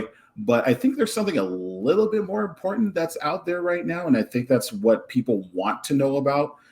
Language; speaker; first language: English; native; English